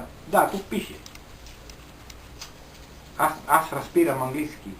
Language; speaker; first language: Bulgarian; non-native, learner; Finnish